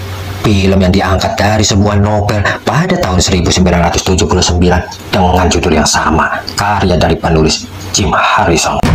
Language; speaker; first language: Indonesian; native; Indonesian